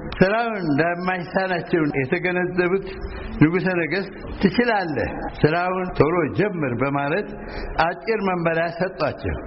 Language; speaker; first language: Amharic; native; Amharic